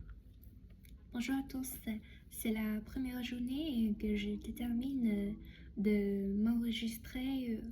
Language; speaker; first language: French; non-native, learner; Chinese